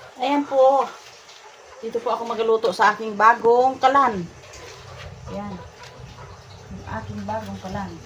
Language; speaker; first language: Filipino; non-native, local second language; Hiligaynon